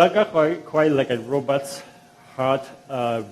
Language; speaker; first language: English; non-native, fluent; Thai